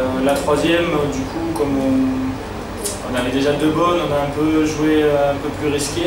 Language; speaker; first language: French; native; French